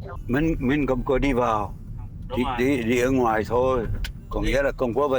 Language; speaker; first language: Vietnamese; non-native, fluent; French